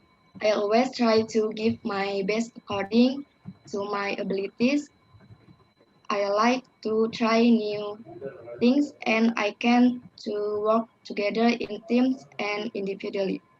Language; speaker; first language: English; non-native, learner; Indonesian